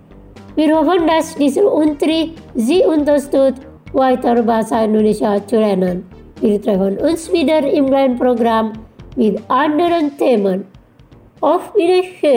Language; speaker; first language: German; non-native, fluent; Indonesian